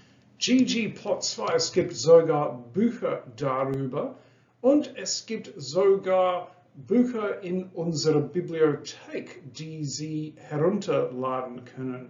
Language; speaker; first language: German; non-native, fluent; English